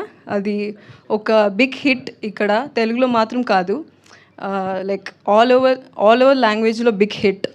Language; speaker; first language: Telugu; non-native, learner; Tamil